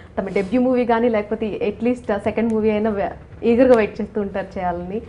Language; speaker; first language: Telugu; native; Telugu